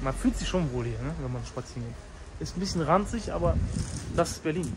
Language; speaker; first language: German; native; German